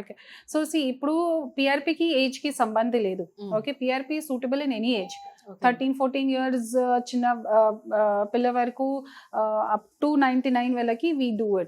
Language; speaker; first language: Telugu; non-native, fluent; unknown